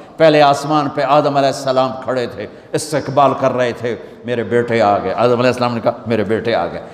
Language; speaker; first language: Urdu; non-native, local second language; Punjabi